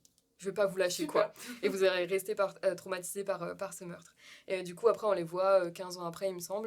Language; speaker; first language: French; native; French